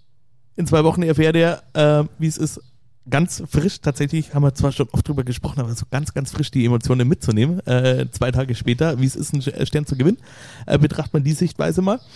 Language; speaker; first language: German; native; German